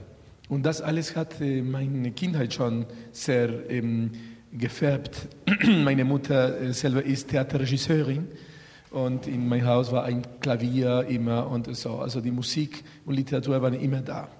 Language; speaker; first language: German; non-native, fluent; Spanish